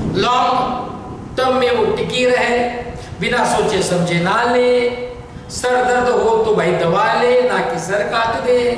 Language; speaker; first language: Hindi; non-native, local second language; Marathi